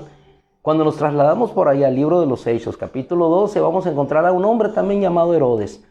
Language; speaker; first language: Spanish; native; Spanish